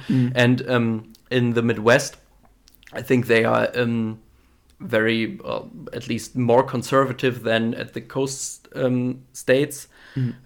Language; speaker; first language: English; non-native, fluent; German